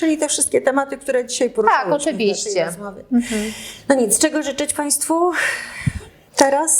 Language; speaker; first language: Polish; native; Polish